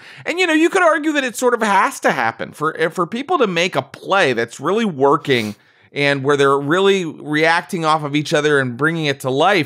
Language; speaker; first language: English; native; English